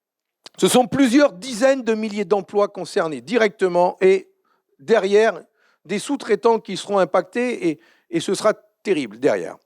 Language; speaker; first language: French; native; French